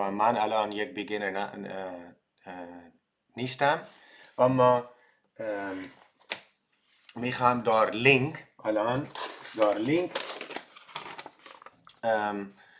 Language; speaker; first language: Persian; non-native, learner; Dutch